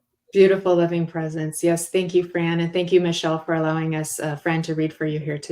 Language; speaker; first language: English; native; English